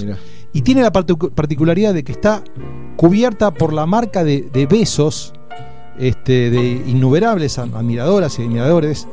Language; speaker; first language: Spanish; native; Spanish